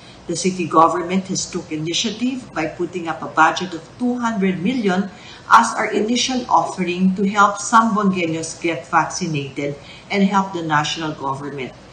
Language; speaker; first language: English; non-native, local second language; Chavacano